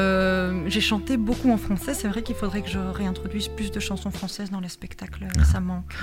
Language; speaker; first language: French; native; French